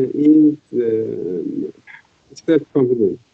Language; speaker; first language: English; non-native, fluent; Persian